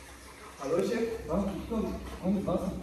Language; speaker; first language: German; non-native, learner; Bulgarian